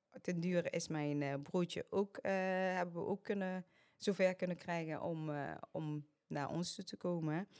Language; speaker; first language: Dutch; early bilingual, other home language; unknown